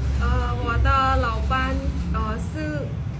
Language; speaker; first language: Chinese; non-native, learner; Khmer